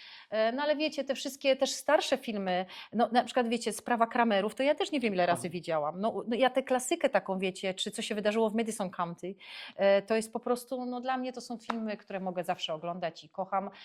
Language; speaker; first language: Polish; native; Polish